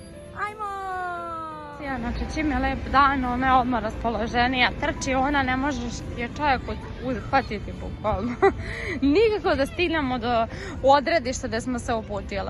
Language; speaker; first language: Bosnian; native; Bosnian